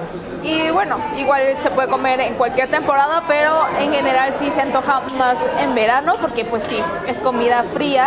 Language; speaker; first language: Spanish; early bilingual, other home language; Korean